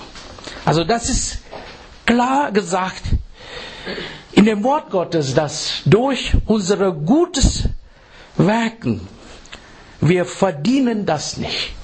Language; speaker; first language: German; non-native, learner; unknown